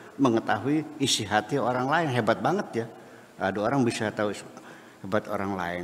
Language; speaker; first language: Indonesian; non-native, local second language; Javanese